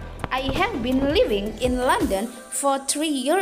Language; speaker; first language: English; non-native, fluent; Indonesian